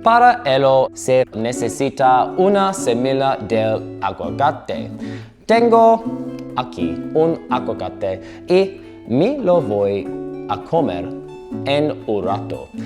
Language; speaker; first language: Spanish; non-native, learner; English